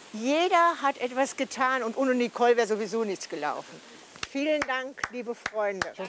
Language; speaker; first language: German; native; German